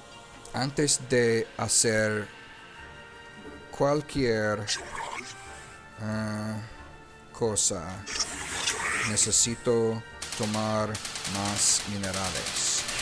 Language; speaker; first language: Spanish; non-native, learner; English